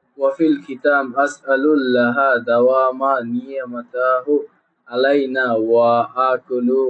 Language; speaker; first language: Arabic; non-native, learner; Bangla